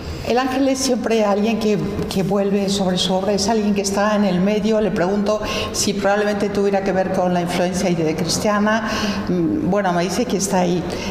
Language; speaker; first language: Spanish; native; Spanish